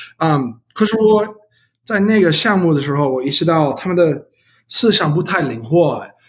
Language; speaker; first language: Chinese; non-native, learner; English